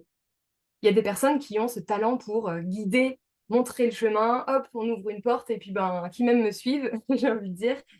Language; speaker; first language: French; native; French